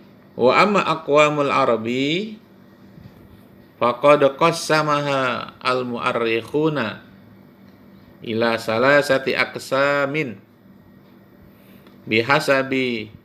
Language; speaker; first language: Arabic; non-native, fluent; Indonesian